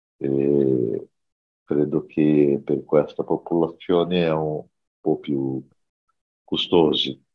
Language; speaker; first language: Italian; non-native, learner; Portuguese